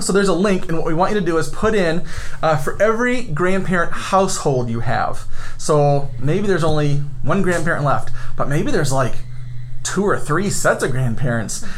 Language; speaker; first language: English; native; English